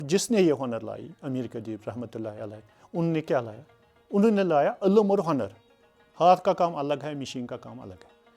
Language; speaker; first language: Urdu; non-native, local second language; Kashmiri